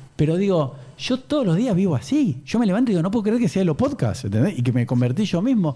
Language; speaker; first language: Spanish; native; Spanish